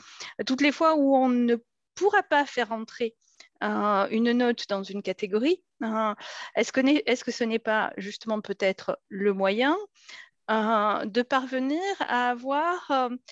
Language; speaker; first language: French; native; French